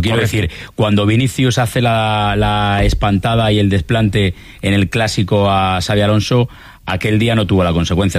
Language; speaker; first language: Spanish; native; Spanish